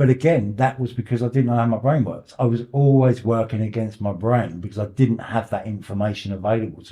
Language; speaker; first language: English; native; English